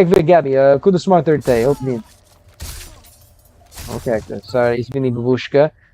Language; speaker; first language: Russian; non-native, learner; English